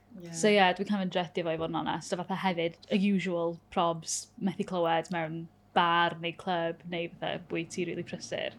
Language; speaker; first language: Welsh; native; Welsh